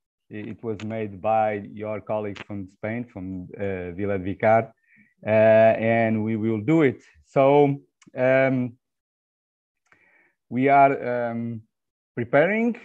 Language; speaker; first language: English; non-native, fluent; Portuguese